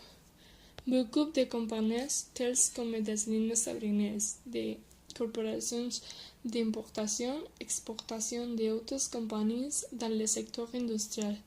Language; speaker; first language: French; non-native, learner; Spanish